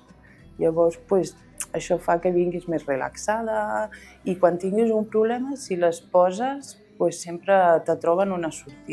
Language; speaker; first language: Catalan; non-native, local second language; Spanish